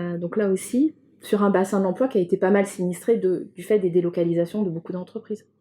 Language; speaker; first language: French; native; French